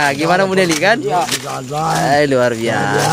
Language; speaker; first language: Indonesian; native; Indonesian